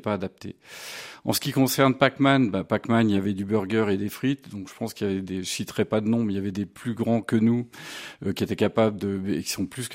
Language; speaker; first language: French; native; French